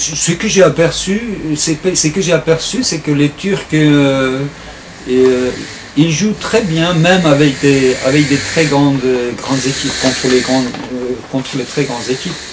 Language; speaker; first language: French; non-native, fluent; Turkish